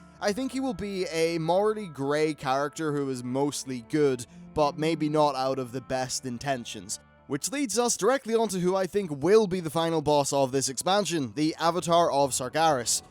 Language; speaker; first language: English; native; English